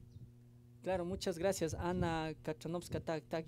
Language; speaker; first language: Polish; non-native, fluent; Spanish